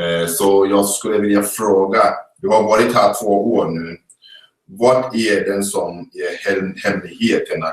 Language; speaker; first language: Swedish; non-native, fluent; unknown